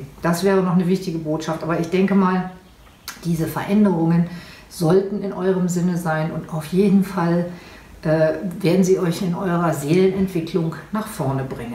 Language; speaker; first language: German; native; German